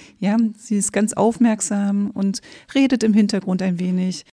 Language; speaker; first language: German; native; German